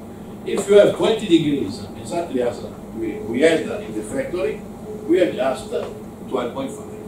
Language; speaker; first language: English; non-native, learner; Italian